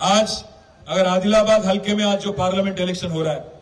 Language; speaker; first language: Hindi; non-native, local second language; Telugu